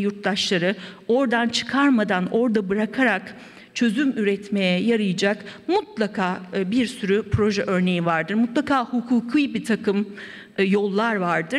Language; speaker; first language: Turkish; native; Turkish